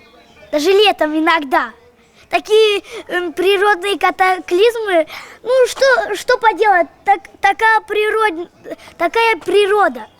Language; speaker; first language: Russian; non-native, local second language; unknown